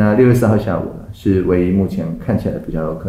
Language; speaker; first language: Chinese; native; Chinese